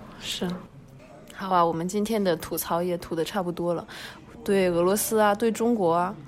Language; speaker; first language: Chinese; native; Chinese